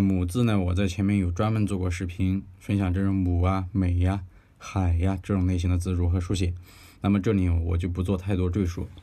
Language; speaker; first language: Chinese; native; Chinese